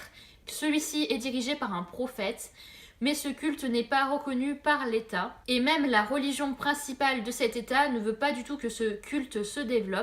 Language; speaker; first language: French; native; French